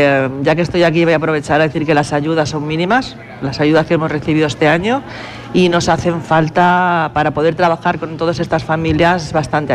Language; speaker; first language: Spanish; native; Spanish